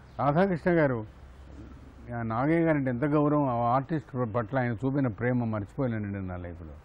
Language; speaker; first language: Telugu; native; Telugu